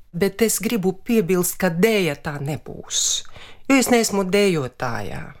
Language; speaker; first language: Latvian; non-native, local second language; Russian